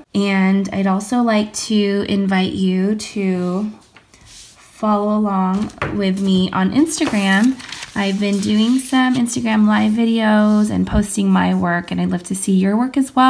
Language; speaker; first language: English; native; English